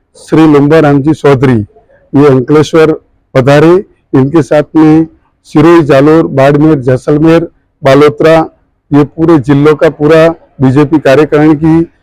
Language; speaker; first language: Hindi; native; Hindi